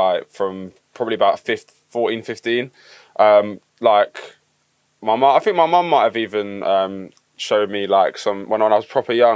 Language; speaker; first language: English; native; English